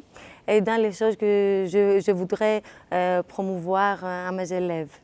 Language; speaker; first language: French; non-native, fluent; Greek